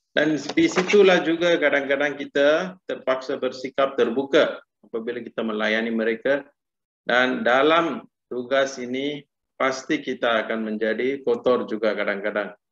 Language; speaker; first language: Malay; non-native, local second language; Tamil